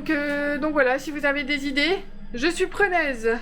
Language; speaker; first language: French; native; French